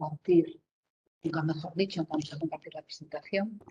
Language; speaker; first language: Spanish; native; Spanish